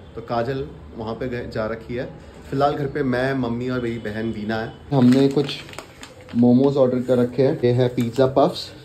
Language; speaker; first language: Hindi; native; Hindi